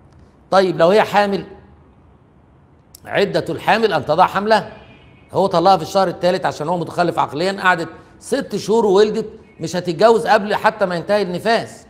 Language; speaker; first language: Arabic; native; Arabic